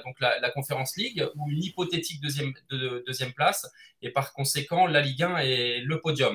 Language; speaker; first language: French; native; French